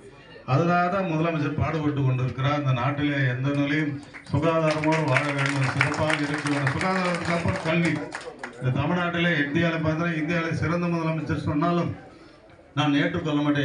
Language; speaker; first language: Tamil; native; Tamil